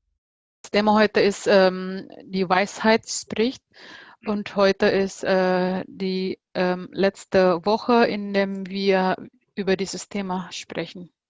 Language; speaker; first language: German; non-native, fluent; Indonesian